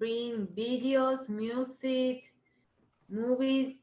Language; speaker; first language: English; non-native, learner; Spanish